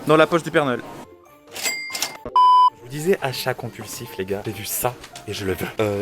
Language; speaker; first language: French; native; French